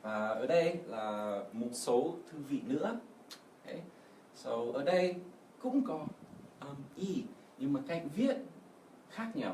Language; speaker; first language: Vietnamese; non-native, fluent; English